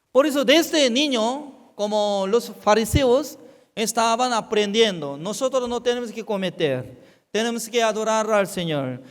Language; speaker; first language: Spanish; non-native, fluent; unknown